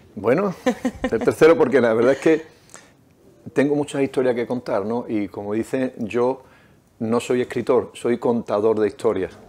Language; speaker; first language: Spanish; native; Spanish